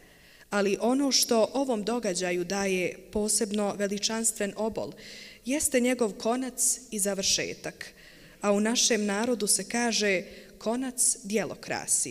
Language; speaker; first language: Bosnian; native; Bosnian